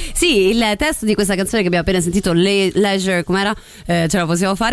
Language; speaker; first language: Italian; native; Italian